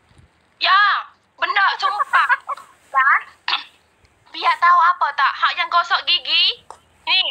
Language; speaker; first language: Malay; non-native, learner; Vietnamese